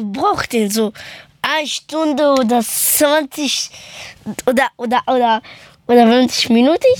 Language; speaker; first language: German; early bilingual, other home language; Persian